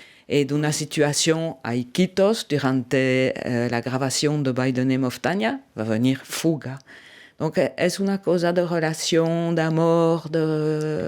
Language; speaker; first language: Spanish; non-native, learner; French